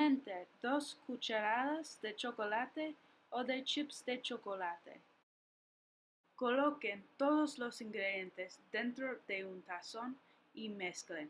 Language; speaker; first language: Spanish; non-native, learner; English